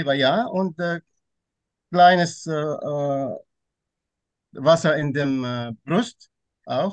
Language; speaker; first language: German; non-native, fluent; Turkish